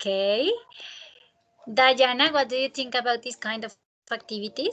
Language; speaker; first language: English; non-native, fluent; Spanish